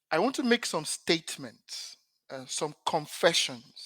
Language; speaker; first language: English; non-native, local second language; Yoruba